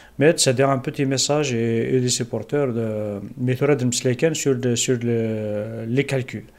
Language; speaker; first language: French; non-native, local second language; Kabyle